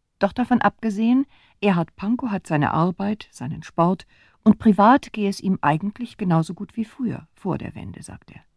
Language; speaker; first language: German; native; German